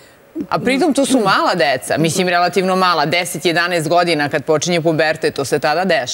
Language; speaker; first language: Serbian; native; Serbian